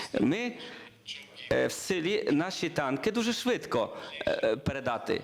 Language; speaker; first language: Ukrainian; non-native, learner; Polish